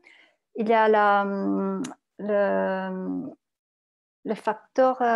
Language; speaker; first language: French; non-native, learner; Italian